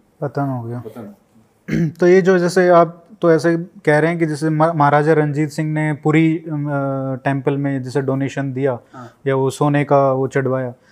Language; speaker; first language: Hindi; native; Hindi